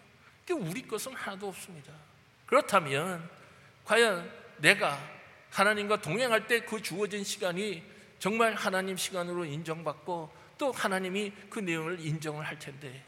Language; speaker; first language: Korean; native; Korean